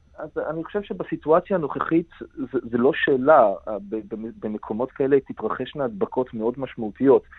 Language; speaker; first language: Hebrew; native; Hebrew